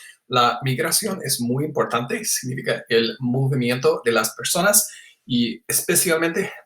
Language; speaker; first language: Spanish; non-native, fluent; English